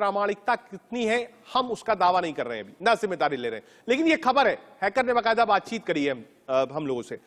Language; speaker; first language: Hindi; native; Hindi